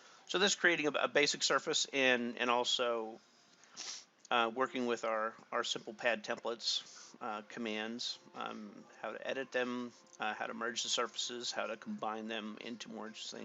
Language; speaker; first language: English; native; English